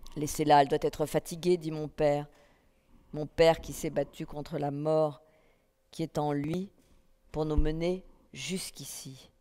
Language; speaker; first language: French; native; French